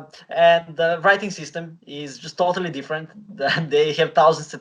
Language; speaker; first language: English; non-native, fluent; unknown